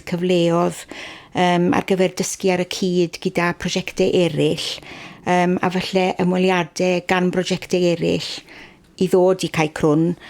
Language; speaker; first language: Welsh; native; Welsh